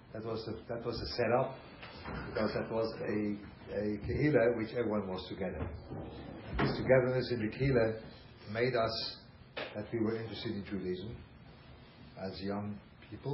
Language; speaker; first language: English; non-native, fluent; German